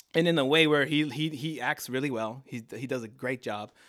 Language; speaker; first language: English; native; English